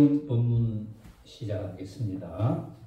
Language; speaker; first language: Korean; native; Korean